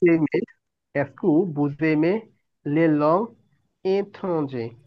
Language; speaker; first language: French; non-native, fluent; Bangla